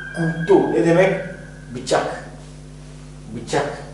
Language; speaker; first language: Turkish; non-native, fluent; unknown